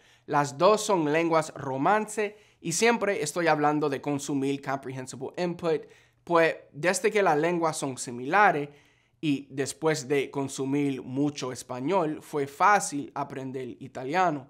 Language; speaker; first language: Spanish; non-native, fluent; English